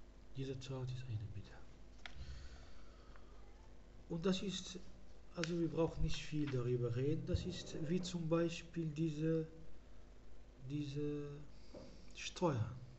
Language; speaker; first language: German; non-native, fluent; Arabic